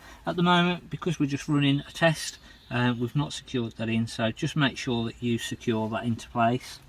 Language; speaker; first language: English; native; English